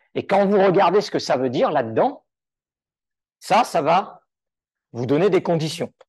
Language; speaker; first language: French; native; French